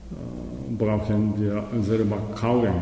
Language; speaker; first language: German; non-native, learner; Japanese